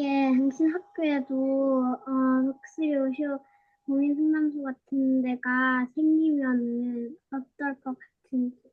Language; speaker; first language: Korean; early bilingual, heritage; Korean